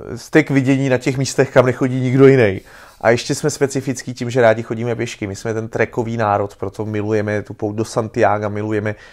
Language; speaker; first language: Czech; native; Czech